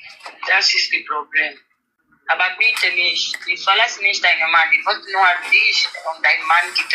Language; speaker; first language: German; non-native, learner; Nigerian Pidgin